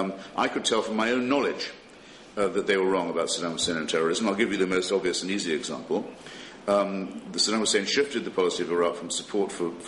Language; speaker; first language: English; native; English